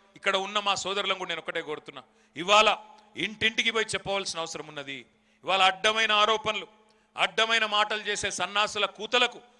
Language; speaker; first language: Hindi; non-native, local second language; Telugu